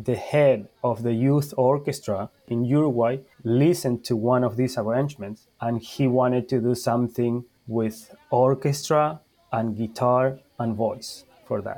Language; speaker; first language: English; non-native, fluent; Spanish